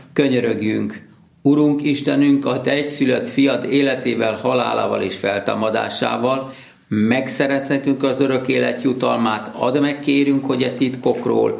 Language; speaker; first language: Hungarian; native; Hungarian